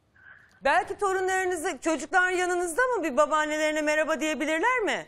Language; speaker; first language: Turkish; native; Turkish